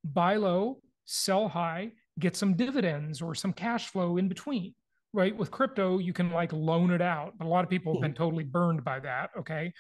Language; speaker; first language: English; native; English